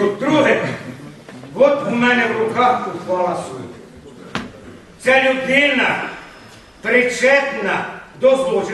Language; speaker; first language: Ukrainian; native; Ukrainian